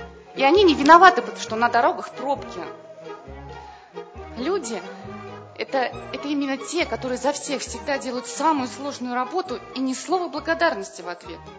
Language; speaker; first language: Russian; native; Russian